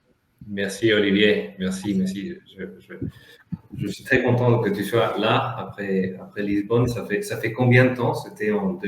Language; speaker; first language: French; non-native, fluent; Spanish